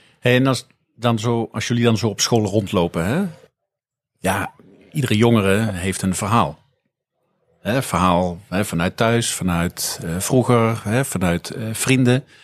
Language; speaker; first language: Dutch; native; Dutch